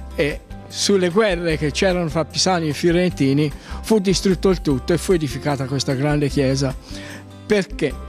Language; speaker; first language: Italian; native; Italian